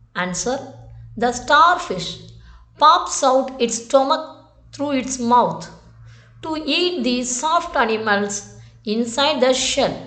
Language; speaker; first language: English; non-native, local second language; Tamil